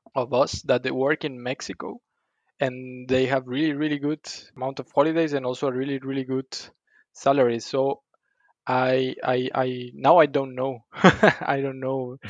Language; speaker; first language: English; non-native, fluent; Spanish